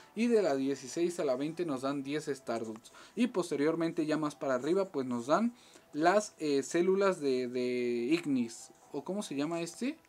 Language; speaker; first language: Spanish; native; Spanish